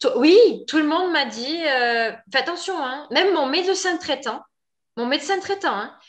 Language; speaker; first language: French; native; French